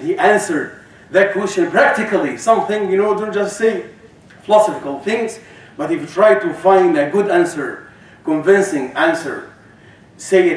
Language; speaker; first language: English; non-native, fluent; Arabic